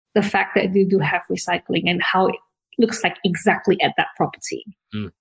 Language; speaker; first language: English; early bilingual, other home language; Indonesian